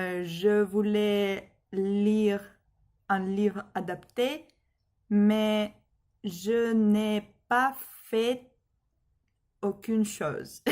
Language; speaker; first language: French; non-native, learner; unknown